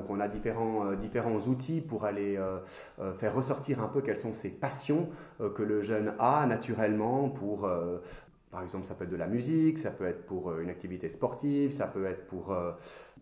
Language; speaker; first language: French; native; French